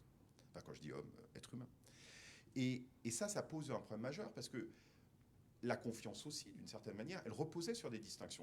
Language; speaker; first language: French; native; French